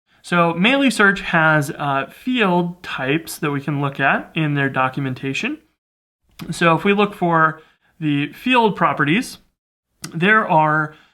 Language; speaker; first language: English; native; English